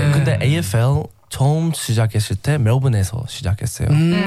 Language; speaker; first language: Korean; non-native, learner; English